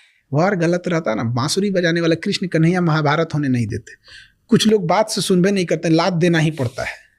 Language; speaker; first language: Hindi; native; Hindi